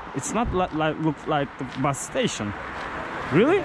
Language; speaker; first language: English; non-native, learner; Turkish